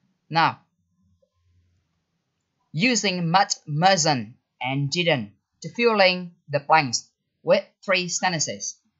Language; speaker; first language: English; non-native, fluent; Vietnamese